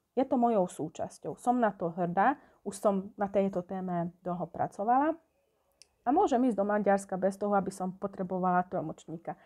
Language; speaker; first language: Slovak; non-native, local second language; Hungarian